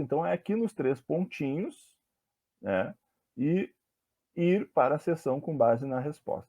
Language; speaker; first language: Portuguese; native; Portuguese